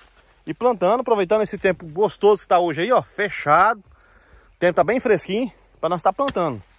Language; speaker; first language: Portuguese; native; Portuguese